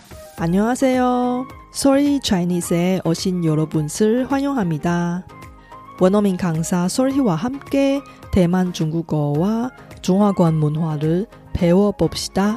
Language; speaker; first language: Korean; non-native, fluent; Chinese